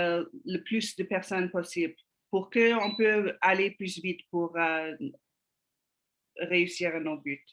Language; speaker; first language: French; non-native, fluent; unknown